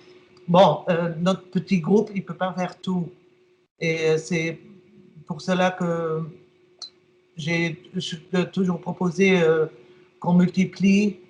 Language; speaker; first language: French; non-native, fluent; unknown